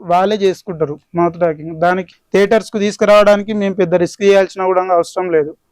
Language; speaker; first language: Telugu; native; Telugu